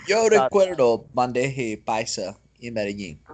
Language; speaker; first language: Spanish; non-native, learner; English